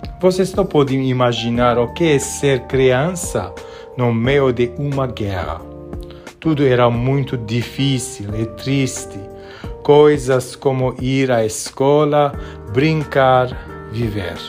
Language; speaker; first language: Portuguese; non-native, fluent; Armenian